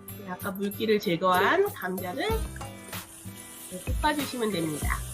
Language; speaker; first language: Korean; native; Korean